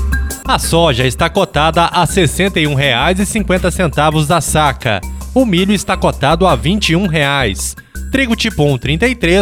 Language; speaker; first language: Portuguese; native; Portuguese